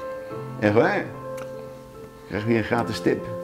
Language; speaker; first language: Dutch; native; Dutch